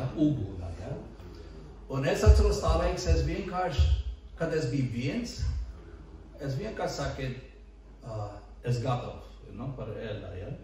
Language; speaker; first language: Latvian; non-native, learner; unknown